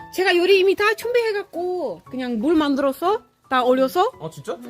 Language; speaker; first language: Korean; non-native, learner; Czech